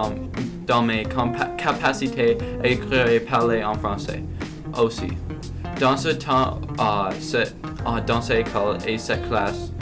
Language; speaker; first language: French; non-native, local second language; English